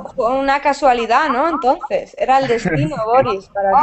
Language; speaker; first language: Spanish; native; Spanish